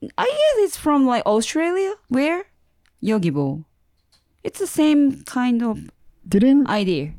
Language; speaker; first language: English; non-native, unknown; Japanese